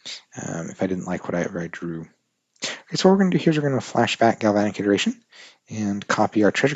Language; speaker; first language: English; native; English